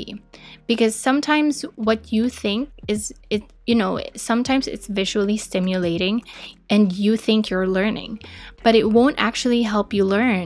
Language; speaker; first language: English; non-native, local second language; Filipino